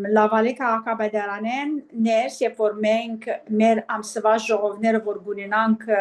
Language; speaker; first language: Armenian; early bilingual, heritage; Armenian